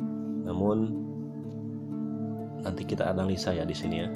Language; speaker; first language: Indonesian; native; Indonesian